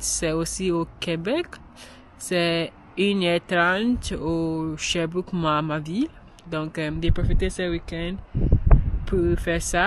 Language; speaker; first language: French; non-native, learner; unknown